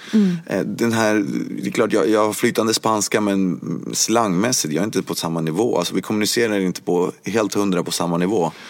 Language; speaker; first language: Swedish; early bilingual, other home language; Spanish